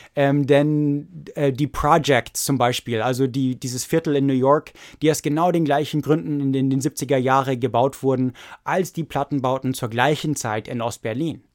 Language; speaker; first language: German; non-native, fluent; English